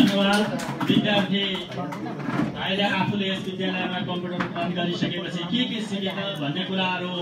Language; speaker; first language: Nepali; native; Nepali